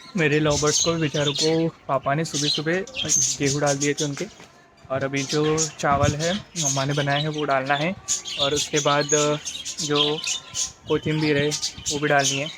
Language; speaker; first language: Hindi; non-native, local second language; Marathi